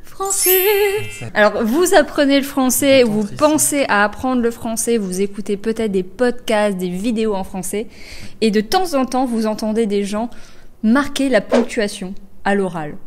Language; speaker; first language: French; native; French